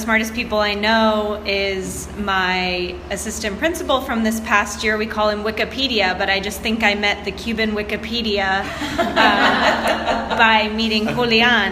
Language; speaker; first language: English; native; English